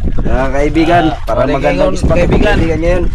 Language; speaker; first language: Filipino; non-native, local second language; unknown